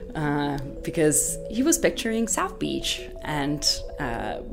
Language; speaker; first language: English; non-native, fluent; Italian